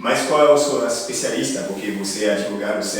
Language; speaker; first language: Portuguese; non-native, learner; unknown